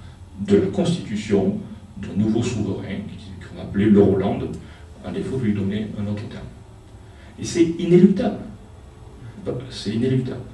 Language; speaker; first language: French; native; French